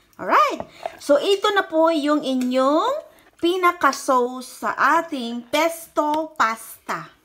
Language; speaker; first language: Filipino; non-native, local second language; Cebuano